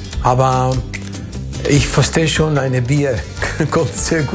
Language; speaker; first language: German; non-native, fluent; Spanish